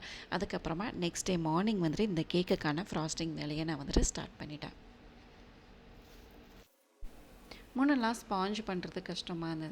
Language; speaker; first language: Tamil; native; Tamil